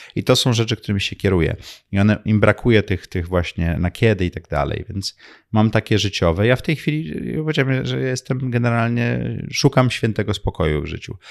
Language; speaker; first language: Polish; early bilingual, heritage; Polish